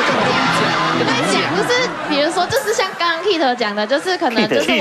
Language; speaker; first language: Chinese; native; Chinese